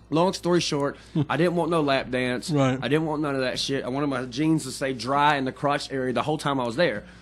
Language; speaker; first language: English; native; English